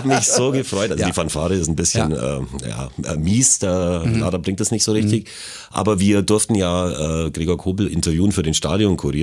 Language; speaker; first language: German; native; German